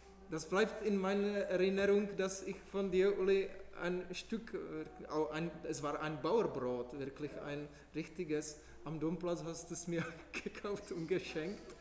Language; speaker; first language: German; non-native, fluent; Czech